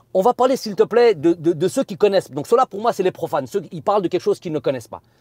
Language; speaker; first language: French; native; French